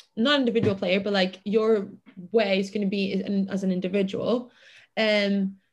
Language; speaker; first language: English; non-native, fluent; Catalan